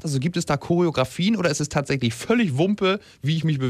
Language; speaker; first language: German; native; German